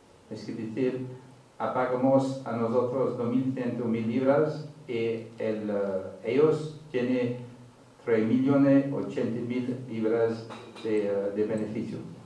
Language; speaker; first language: Spanish; non-native, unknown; English